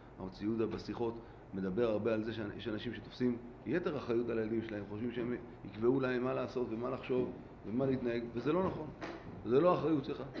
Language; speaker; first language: Hebrew; native; Hebrew